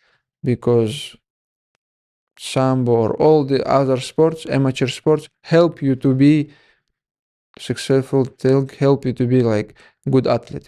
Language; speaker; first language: English; non-native, learner; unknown